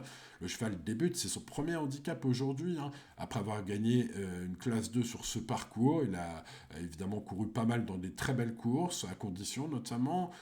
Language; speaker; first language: French; native; French